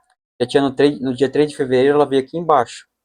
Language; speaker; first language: Portuguese; native; Portuguese